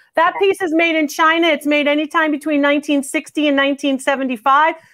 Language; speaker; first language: English; native; English